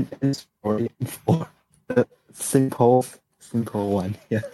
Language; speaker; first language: English; non-native, learner; Chinese